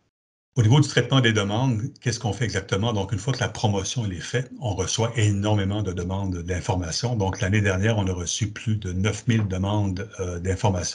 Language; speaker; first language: French; native; French